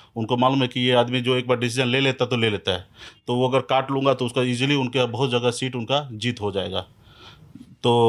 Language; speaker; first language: Hindi; native; Hindi